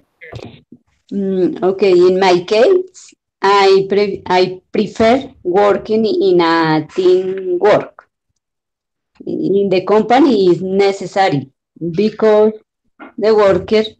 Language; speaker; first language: English; non-native, learner; Spanish